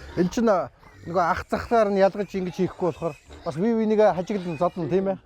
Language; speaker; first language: Mongolian; native; Mongolian